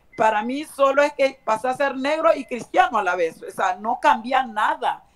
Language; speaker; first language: Spanish; native; Spanish